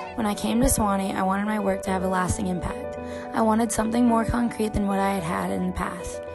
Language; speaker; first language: English; native; English